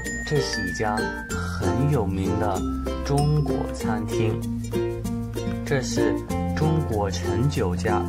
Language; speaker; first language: Chinese; non-native, fluent; Spanish